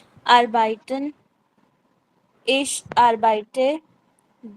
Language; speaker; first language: German; non-native, learner; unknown